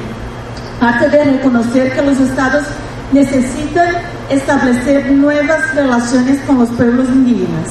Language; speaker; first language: Spanish; non-native, fluent; Portuguese